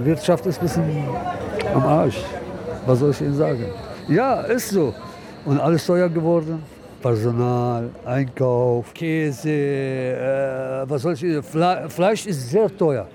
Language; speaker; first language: German; non-native, fluent; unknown